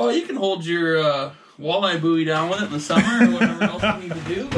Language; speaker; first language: English; native; English